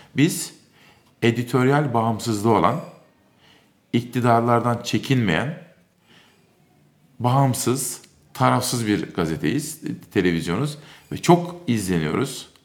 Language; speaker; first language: Turkish; native; Turkish